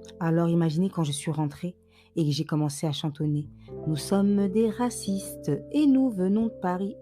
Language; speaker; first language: French; native; French